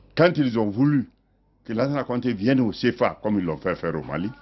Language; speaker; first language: French; non-native, local second language; Mandingo